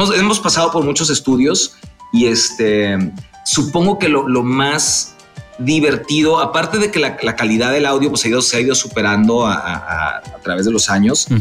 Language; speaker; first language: Spanish; native; Spanish